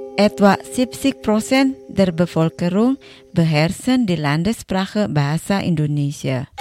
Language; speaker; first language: German; non-native, learner; Indonesian